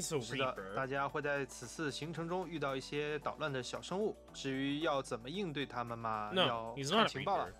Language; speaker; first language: Chinese; native; Chinese